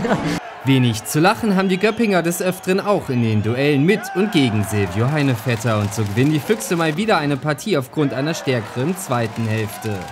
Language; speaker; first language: German; native; German